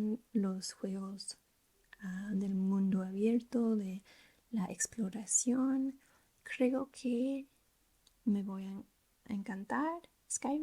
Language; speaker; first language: Spanish; non-native, learner; English